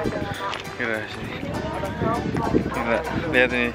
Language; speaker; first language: Indonesian; native; Indonesian